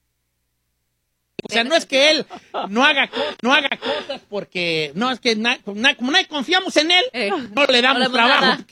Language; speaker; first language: Spanish; native; Spanish